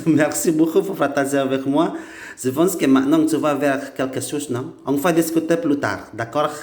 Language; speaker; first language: French; non-native, learner; Indonesian